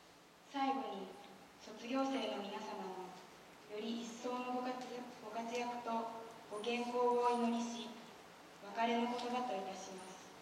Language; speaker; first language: Japanese; native; Japanese